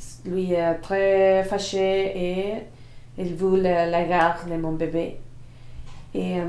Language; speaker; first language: French; non-native, learner; Spanish